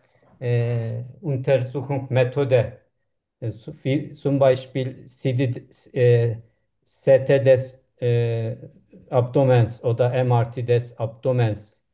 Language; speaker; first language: German; non-native, learner; Turkish